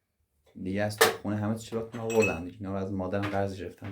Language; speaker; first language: Persian; native; Persian